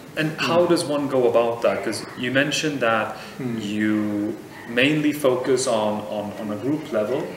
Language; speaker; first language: English; non-native, fluent; Swedish